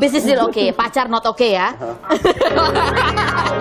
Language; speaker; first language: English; non-native, fluent; Indonesian